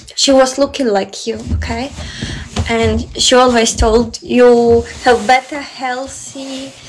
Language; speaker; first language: English; non-native, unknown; Ukrainian